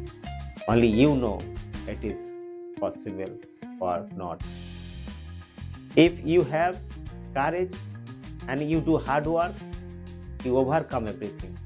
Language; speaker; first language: English; non-native, learner; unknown